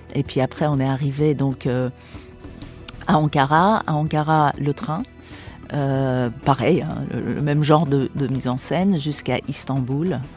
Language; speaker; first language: French; non-native, fluent; Persian